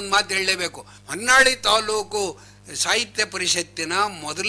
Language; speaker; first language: Kannada; native; Kannada